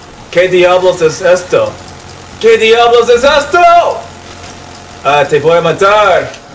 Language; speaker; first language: Spanish; non-native, fluent; English